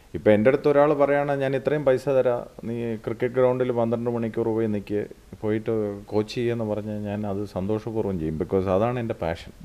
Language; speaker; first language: Malayalam; native; Malayalam